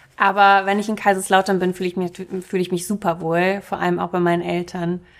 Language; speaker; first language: German; early bilingual, other home language; Russian